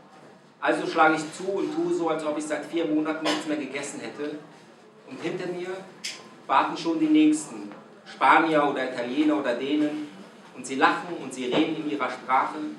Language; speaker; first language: German; non-native, fluent; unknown